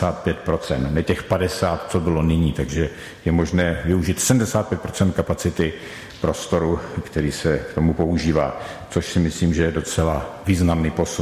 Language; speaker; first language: Czech; native; Czech